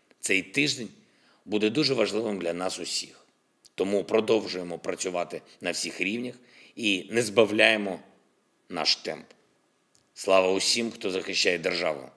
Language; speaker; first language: Ukrainian; non-native, local second language; Russian